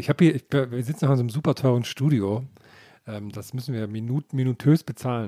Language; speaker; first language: German; native; German